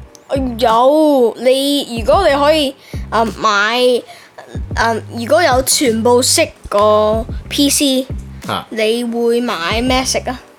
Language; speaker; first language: Cantonese; early bilingual, heritage; Cantonese